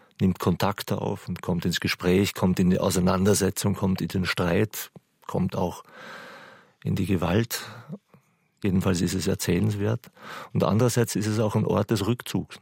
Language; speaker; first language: German; native; German